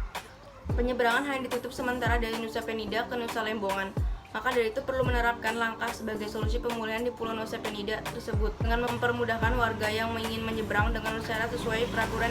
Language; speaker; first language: Indonesian; native; Indonesian